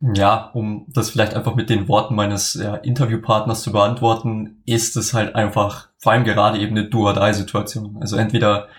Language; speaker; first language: German; native; German